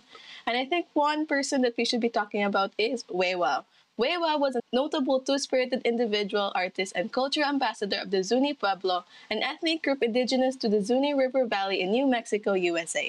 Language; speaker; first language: English; non-native, local second language; Cebuano